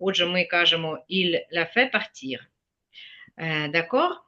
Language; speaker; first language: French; non-native, fluent; Ukrainian